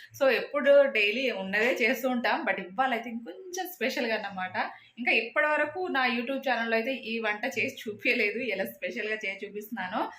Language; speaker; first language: Telugu; non-native, local second language; Lambadi